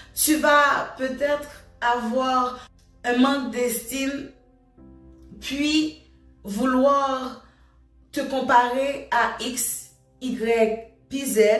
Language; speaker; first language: French; native; French